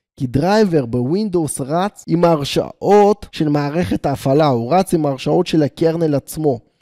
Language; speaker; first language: Hebrew; native; Hebrew